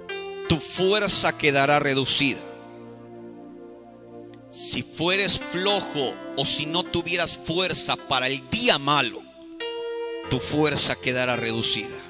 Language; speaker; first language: Spanish; native; Spanish